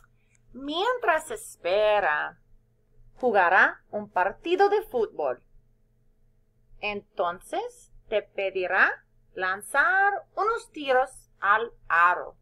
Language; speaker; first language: Spanish; non-native, fluent; English